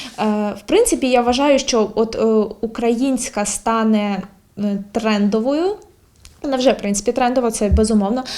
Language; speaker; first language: Ukrainian; native; Ukrainian